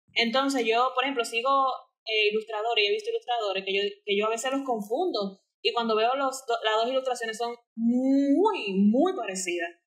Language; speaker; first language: Spanish; native; Spanish